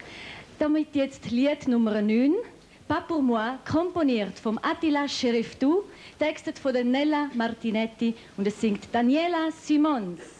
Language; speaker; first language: German; native; German